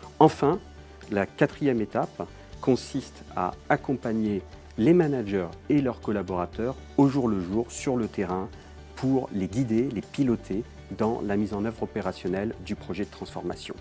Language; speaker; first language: French; native; French